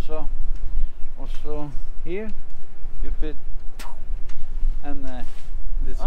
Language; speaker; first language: English; non-native, learner; Norwegian